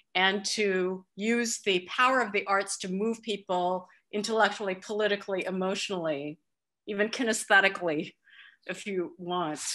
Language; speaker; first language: English; native; English